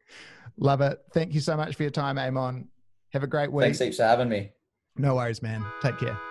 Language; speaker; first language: English; native; English